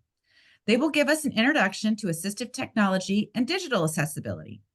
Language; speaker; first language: English; native; English